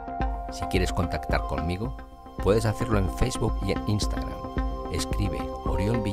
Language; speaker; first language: Spanish; native; Spanish